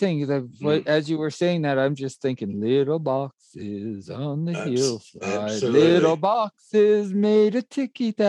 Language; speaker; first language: English; native; English